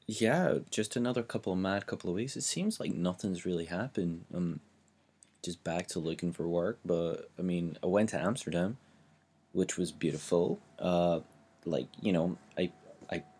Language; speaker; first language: English; native; English